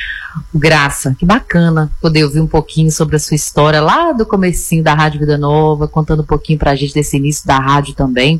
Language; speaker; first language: Portuguese; native; Portuguese